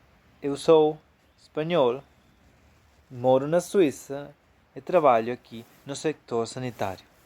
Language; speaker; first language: Portuguese; non-native, fluent; Spanish